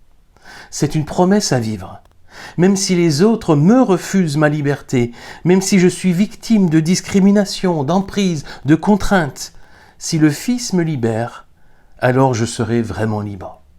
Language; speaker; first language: French; native; French